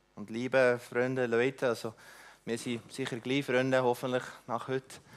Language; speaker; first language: German; non-native, fluent; Afrikaans